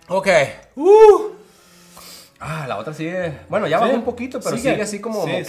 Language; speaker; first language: Spanish; native; Spanish